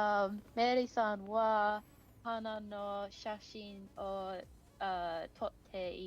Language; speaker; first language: Japanese; non-native, learner; English